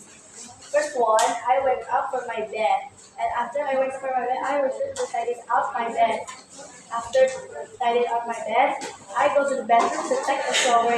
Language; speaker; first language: English; non-native, learner; Indonesian